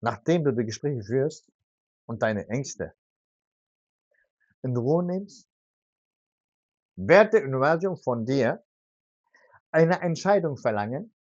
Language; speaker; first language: German; non-native, fluent; Turkish